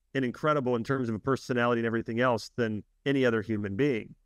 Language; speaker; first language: English; native; English